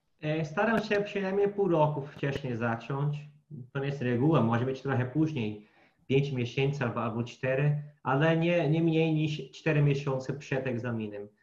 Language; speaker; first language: Polish; non-native, fluent; Portuguese